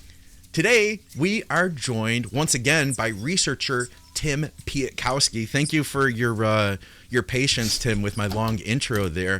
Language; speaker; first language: English; native; English